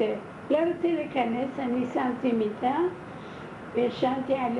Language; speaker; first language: Hebrew; non-native, fluent; Arabic